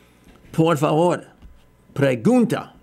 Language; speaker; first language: Spanish; non-native, fluent; English